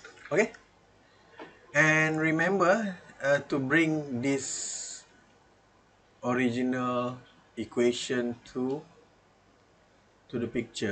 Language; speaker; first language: English; non-native, local second language; Malay